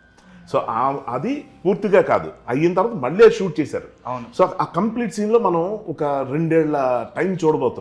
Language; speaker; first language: Telugu; non-native, learner; Malayalam